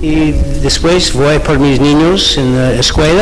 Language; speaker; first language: Spanish; non-native, learner; English